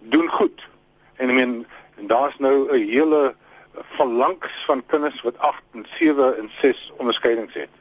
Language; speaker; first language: Afrikaans; native; Afrikaans